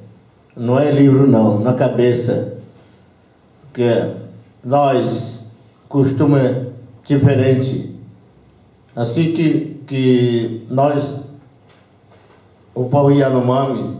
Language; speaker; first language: Portuguese; non-native, local second language; Yanomámi